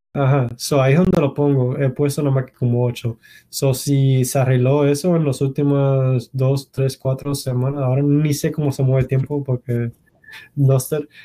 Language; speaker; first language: Spanish; early bilingual, heritage; Spanish